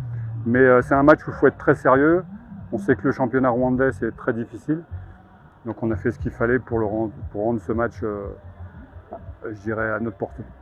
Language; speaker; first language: French; native; French